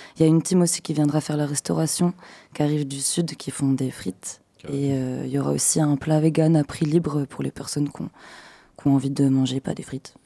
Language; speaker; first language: French; native; French